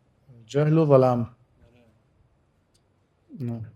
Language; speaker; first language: Arabic; native; Arabic